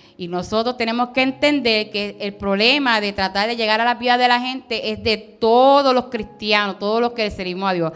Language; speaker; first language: Spanish; early bilingual, heritage; Spanish